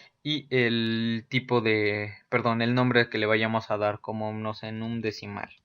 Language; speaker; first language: Spanish; native; Spanish